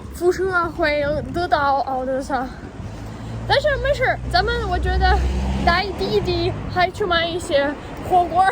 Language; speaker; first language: Chinese; non-native, fluent; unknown